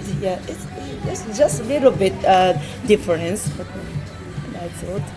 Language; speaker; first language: English; non-native, learner; Japanese